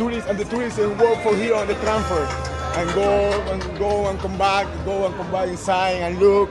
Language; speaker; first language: English; non-native, learner; Spanish